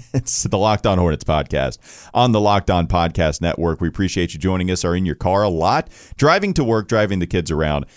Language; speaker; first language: English; native; English